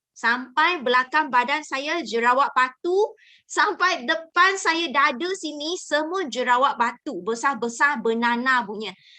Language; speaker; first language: Malay; non-native, local second language; Chinese